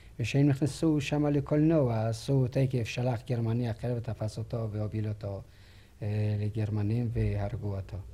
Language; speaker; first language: Hebrew; non-native, fluent; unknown